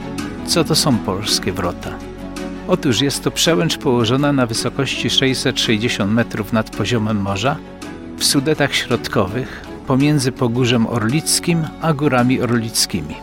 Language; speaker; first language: Polish; native; Polish